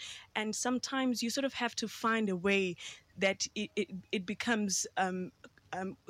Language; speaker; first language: English; non-native, local second language; Xhosa